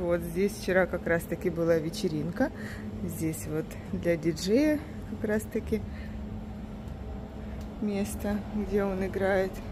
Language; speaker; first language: Russian; native; Russian